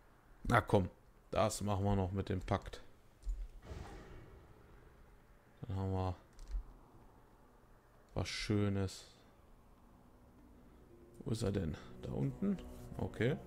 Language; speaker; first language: German; native; German